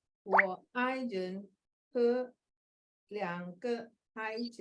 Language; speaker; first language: Chinese; non-native, learner; Indonesian